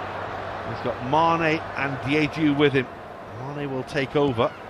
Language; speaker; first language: English; native; English